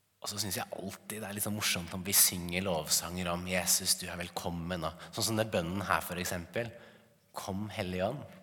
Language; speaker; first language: Norwegian; native; Norwegian